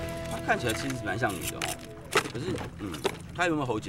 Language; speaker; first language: Chinese; native; Chinese